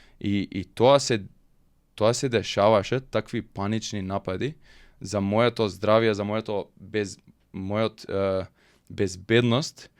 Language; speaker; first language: Macedonian; early bilingual, heritage; Macedonian